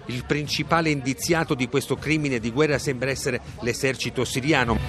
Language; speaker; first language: Italian; native; Italian